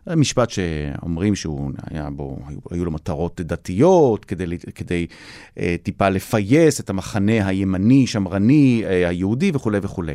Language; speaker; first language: Hebrew; native; Hebrew